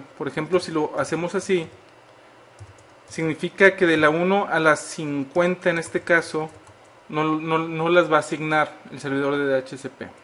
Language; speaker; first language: Spanish; native; Spanish